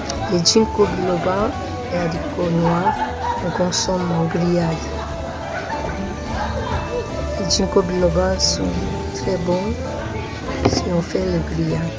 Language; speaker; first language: French; non-native, fluent; Korean